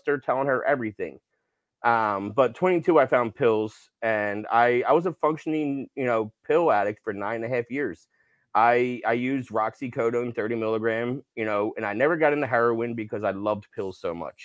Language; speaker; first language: English; native; English